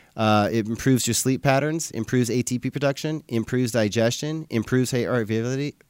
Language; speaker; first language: English; native; English